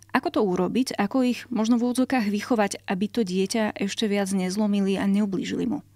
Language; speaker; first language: Slovak; native; Slovak